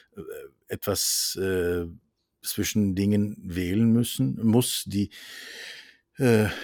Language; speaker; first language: German; non-native, fluent; Norwegian